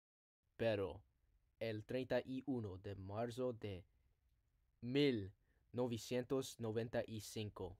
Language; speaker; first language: Spanish; non-native, learner; English